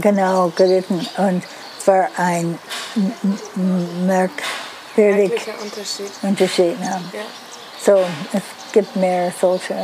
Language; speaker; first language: German; non-native, learner; Dutch